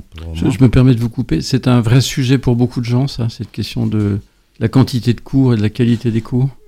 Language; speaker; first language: French; native; French